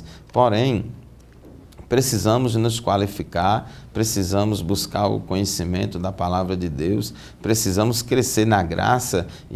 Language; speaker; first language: Portuguese; native; Portuguese